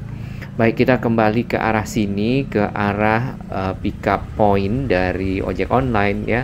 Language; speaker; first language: Indonesian; native; Indonesian